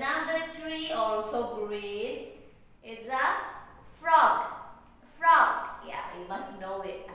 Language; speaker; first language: English; non-native, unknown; Indonesian